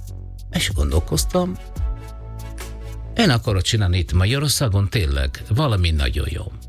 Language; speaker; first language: Hungarian; non-native, learner; Italian